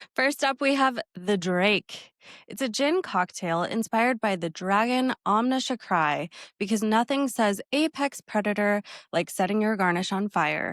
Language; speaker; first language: English; native; English